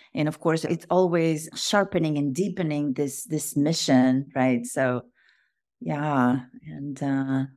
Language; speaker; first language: English; non-native, fluent; Russian